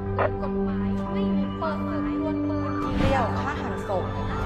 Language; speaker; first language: Thai; native; Thai